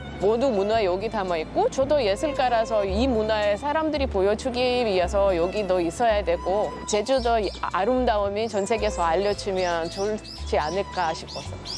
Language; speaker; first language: Korean; non-native, fluent; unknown